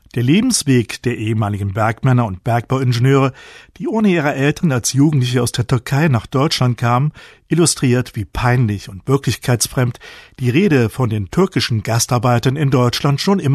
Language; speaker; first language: German; native; German